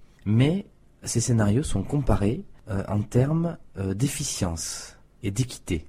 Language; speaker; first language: French; native; French